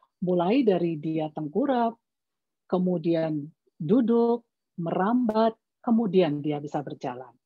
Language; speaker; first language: Indonesian; native; Indonesian